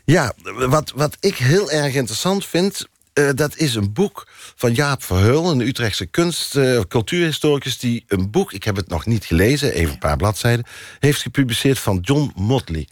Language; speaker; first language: Dutch; native; Dutch